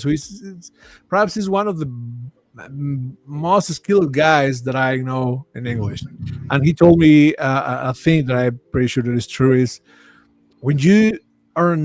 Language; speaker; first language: English; non-native, fluent; Spanish